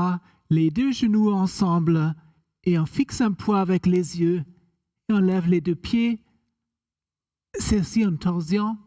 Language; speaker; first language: French; non-native, fluent; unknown